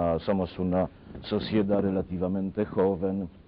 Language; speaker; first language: Spanish; non-native, fluent; Polish